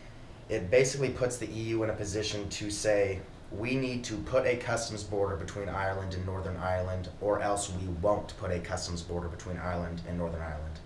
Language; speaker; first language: English; native; English